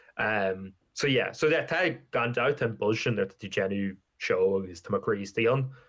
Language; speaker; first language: Irish; native; Irish